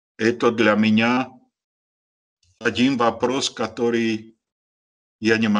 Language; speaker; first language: Russian; non-native, learner; Slovak